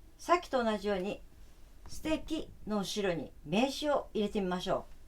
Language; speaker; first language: Japanese; native; Japanese